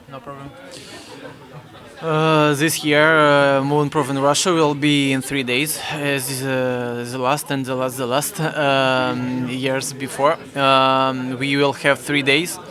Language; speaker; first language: English; non-native, fluent; Russian